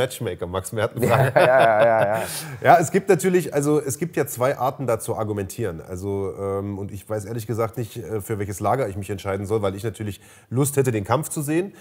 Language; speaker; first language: German; native; German